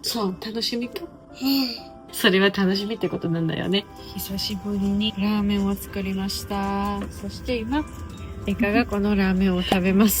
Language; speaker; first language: Japanese; non-native, fluent; Georgian